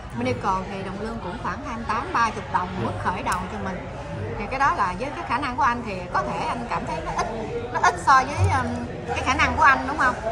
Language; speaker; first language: Vietnamese; native; Vietnamese